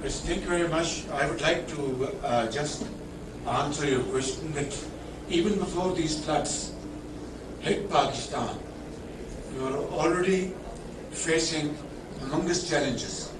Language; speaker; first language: English; non-native, local second language; Urdu